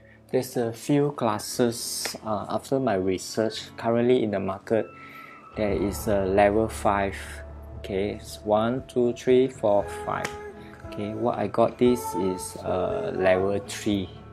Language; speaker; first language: English; non-native, local second language; Chinese